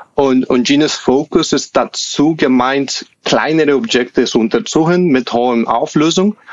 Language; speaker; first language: German; non-native, fluent; Spanish